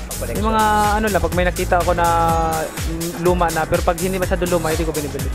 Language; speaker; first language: Filipino; non-native, local second language; Cebuano